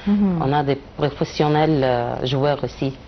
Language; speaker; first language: French; non-native, learner; Arabic